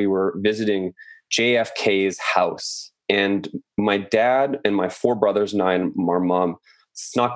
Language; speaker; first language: English; native; English